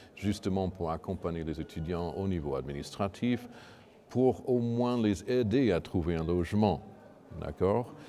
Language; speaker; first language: French; non-native, fluent; English